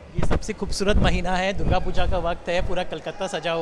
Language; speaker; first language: Hindi; native; Hindi